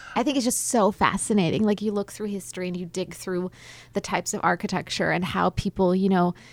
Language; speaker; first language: English; non-native, fluent; German